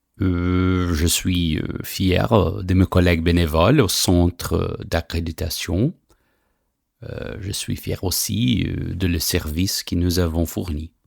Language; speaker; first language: French; non-native, fluent; Portuguese